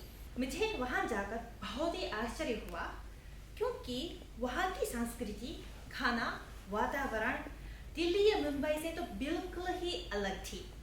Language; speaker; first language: Hindi; non-native, fluent; Japanese